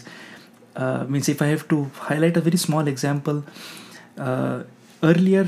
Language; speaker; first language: English; non-native, local second language; Hindi